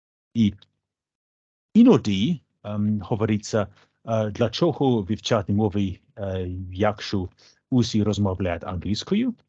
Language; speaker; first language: Ukrainian; non-native, learner; English